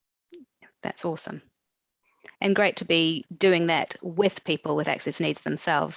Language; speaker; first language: English; native; English